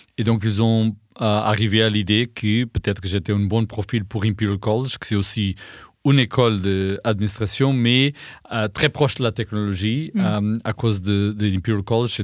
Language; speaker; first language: French; non-native, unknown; Portuguese